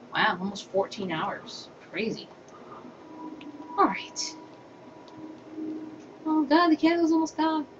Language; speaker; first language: English; native; English